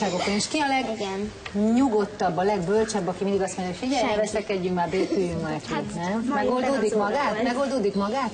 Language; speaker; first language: Hungarian; native; Hungarian